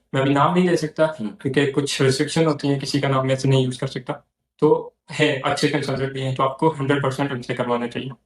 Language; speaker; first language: Urdu; non-native, local second language; Northern Hindko